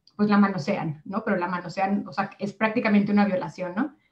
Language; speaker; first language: Spanish; native; Spanish